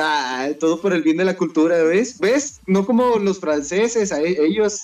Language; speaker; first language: Spanish; native; Spanish